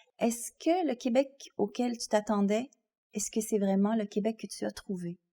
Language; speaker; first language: French; native; French